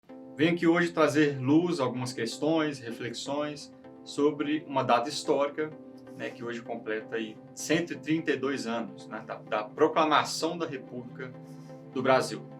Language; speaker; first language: Portuguese; native; Portuguese